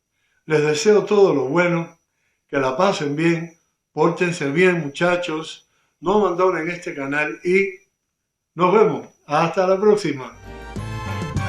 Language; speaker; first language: Spanish; native; Spanish